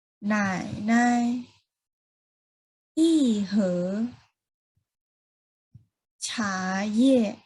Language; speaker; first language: Chinese; non-native, fluent; Thai